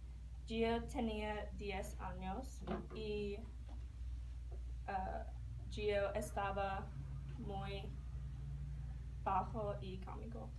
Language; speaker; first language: Spanish; non-native, learner; English